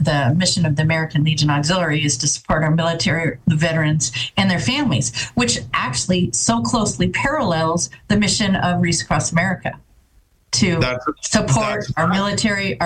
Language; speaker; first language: English; native; English